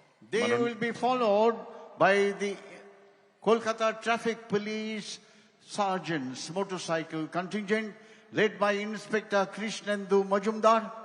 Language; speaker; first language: English; non-native, local second language; Bangla